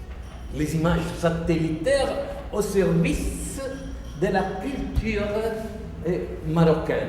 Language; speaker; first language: French; non-native, fluent; Italian